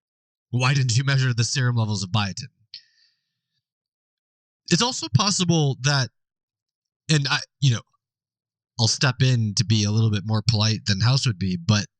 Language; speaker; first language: English; native; English